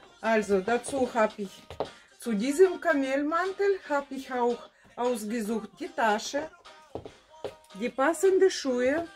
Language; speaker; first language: German; non-native, fluent; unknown